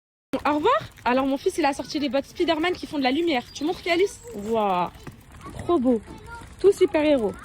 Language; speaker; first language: French; native; French